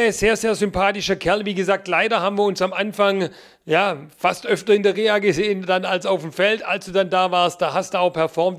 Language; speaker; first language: German; native; German